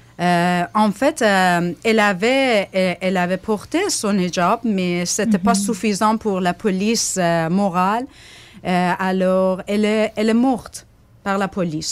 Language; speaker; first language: French; non-native, fluent; Persian